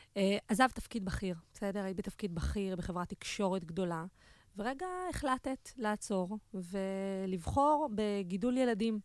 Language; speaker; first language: Hebrew; native; Hebrew